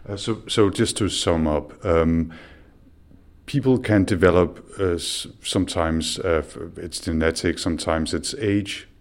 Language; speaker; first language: English; non-native, fluent; Danish